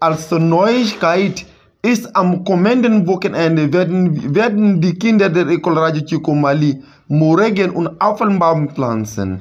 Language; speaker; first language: German; non-native, fluent; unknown